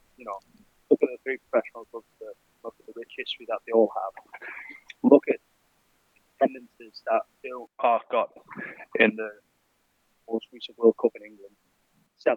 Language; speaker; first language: English; native; English